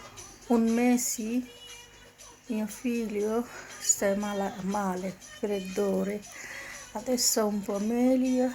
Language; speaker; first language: Italian; non-native, learner; Bangla